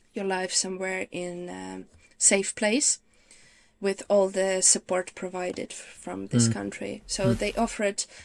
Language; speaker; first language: English; non-native, fluent; Ukrainian